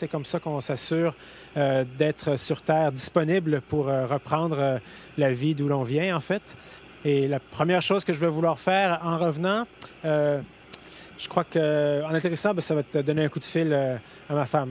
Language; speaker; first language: French; native; French